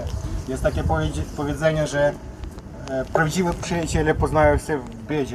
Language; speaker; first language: Polish; non-native, fluent; Ukrainian